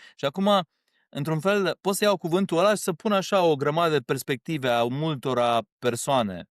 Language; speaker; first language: Romanian; early bilingual, heritage; Romanian